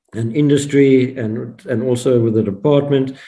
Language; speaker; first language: English; non-native, local second language; Afrikaans